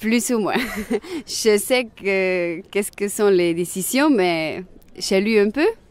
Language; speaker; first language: French; non-native, local second language; German